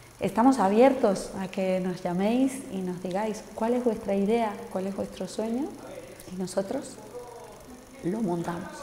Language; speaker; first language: Spanish; native; Spanish